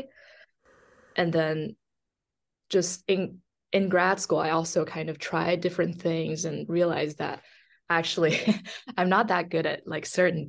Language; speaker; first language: English; non-native, fluent; Chinese